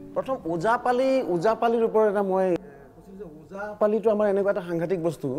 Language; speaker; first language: Assamese; native; Assamese